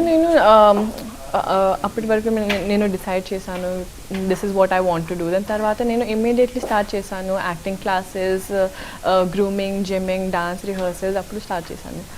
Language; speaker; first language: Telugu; non-native, local second language; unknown